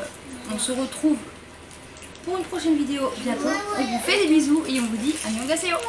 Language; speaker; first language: French; native; French